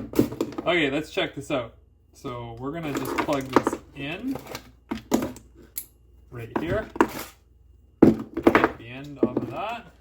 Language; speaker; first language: English; native; English